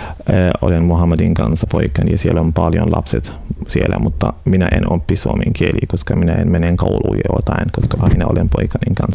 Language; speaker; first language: Finnish; non-native, learner; Arabic